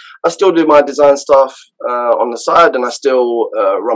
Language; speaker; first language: English; native; English